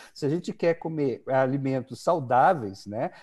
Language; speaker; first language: Portuguese; native; Portuguese